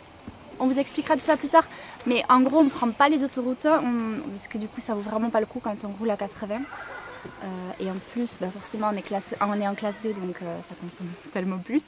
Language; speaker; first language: French; native; French